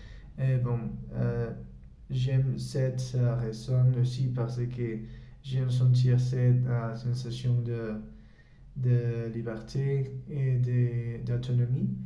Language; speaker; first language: French; non-native, learner; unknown